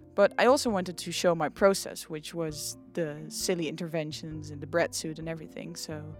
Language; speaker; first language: English; non-native, fluent; Dutch